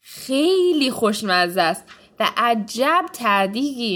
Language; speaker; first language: Persian; early bilingual, heritage; Persian